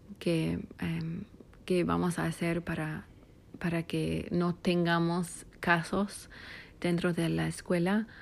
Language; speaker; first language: Spanish; non-native, fluent; English